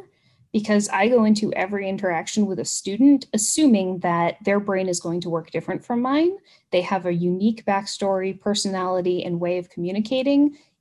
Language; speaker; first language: English; native; English